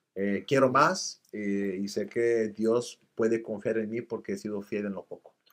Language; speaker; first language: Spanish; early bilingual, other home language; English